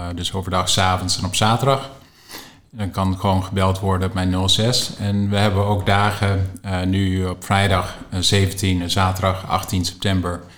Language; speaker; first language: Dutch; non-native, fluent; English